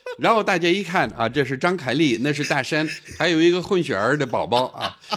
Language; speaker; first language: Chinese; non-native, fluent; English